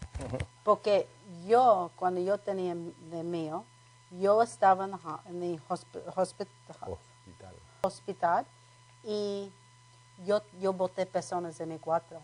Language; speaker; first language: Spanish; non-native, learner; English